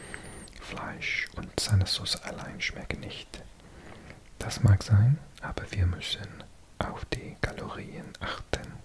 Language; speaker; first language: German; non-native, learner; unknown